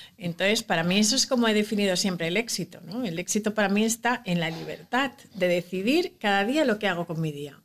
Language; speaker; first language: Spanish; native; Spanish